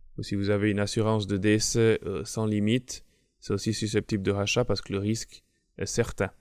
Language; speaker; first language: French; native; French